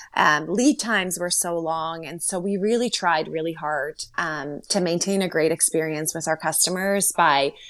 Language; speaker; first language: English; early bilingual, other home language; Slovak